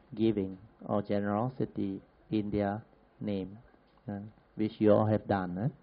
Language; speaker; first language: English; non-native, local second language; Min Nan Chinese